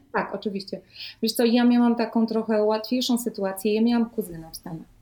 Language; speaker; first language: Polish; native; Polish